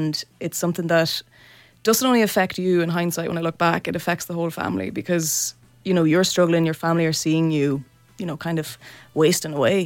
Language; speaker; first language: English; native; English